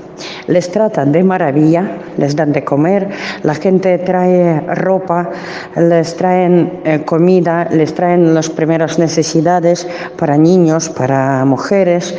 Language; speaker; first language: Spanish; non-native, fluent; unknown